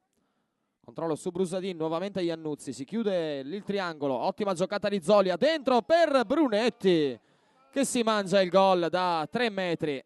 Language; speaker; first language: Italian; native; Italian